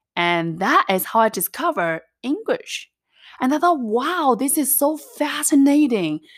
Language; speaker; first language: English; non-native, fluent; Chinese